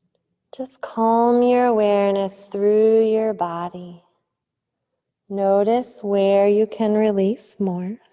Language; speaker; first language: English; native; English